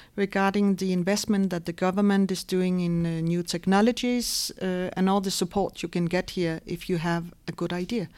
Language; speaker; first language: English; non-native, fluent; Danish